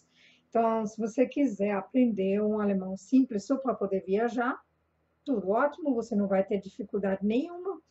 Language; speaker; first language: Portuguese; non-native, fluent; German